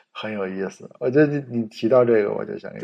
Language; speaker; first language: Chinese; native; Chinese